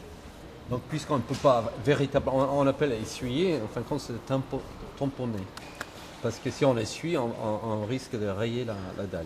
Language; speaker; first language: French; native; French